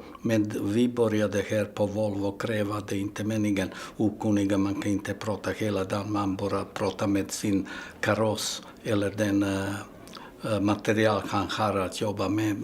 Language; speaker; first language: Swedish; non-native, fluent; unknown